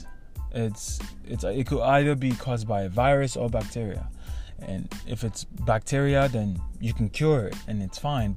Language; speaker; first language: English; non-native, local second language; Igbo